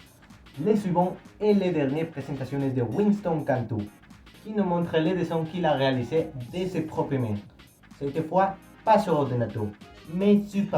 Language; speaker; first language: French; non-native, learner; Spanish